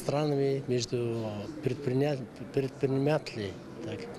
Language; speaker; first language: Russian; non-native, fluent; Mongolian